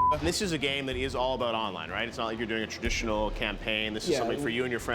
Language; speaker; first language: English; native; English